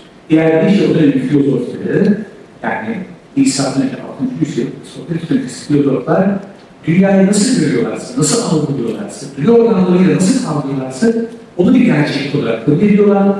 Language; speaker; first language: Turkish; native; Turkish